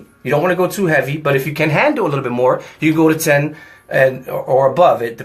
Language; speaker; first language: English; native; English